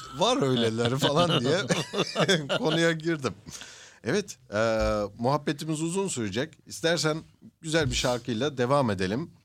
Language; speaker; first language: Turkish; early bilingual, heritage; Turkish